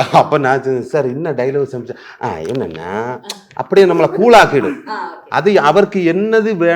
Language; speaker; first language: Tamil; non-native, learner; Malayalam